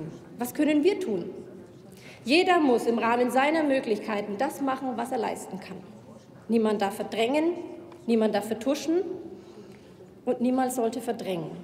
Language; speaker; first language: German; native; German